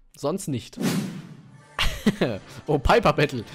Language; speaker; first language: German; native; German